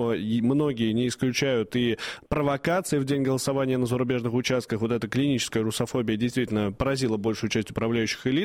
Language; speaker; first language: Russian; native; Russian